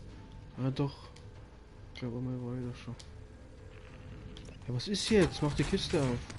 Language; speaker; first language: German; native; German